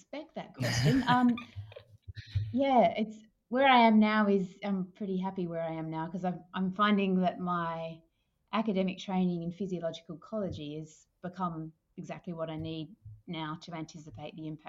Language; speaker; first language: English; native; English